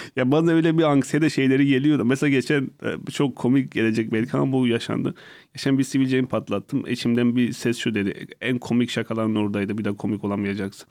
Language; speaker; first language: Turkish; non-native, local second language; Kurdish